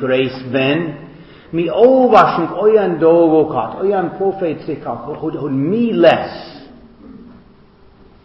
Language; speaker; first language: Hungarian; non-native, fluent; English